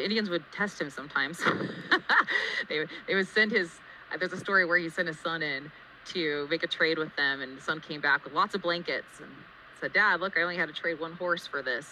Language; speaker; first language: English; native; English